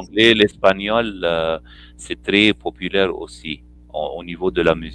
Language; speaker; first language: French; non-native, fluent; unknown